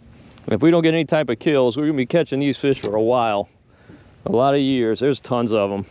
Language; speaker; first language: English; native; English